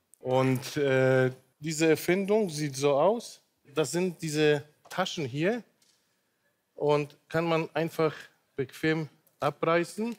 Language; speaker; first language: German; non-native, local second language; Polish